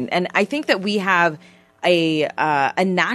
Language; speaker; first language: English; non-native, fluent; Armenian